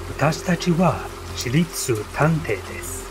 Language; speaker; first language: Japanese; non-native, learner; English